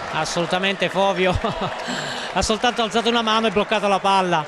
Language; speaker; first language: Italian; native; Italian